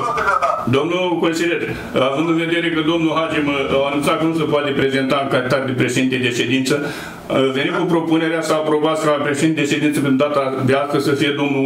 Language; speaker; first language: Romanian; native; Romanian